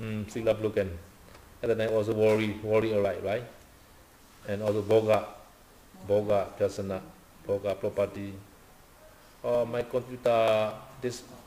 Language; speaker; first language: English; non-native, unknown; Burmese